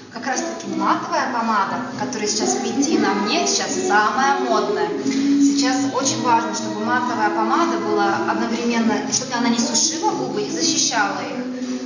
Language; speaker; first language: Russian; native; Russian